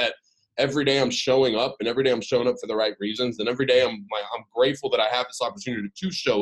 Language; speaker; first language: English; early bilingual, other home language; Arabic